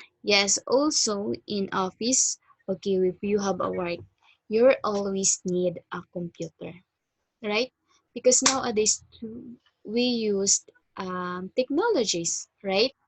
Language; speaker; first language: English; non-native, fluent; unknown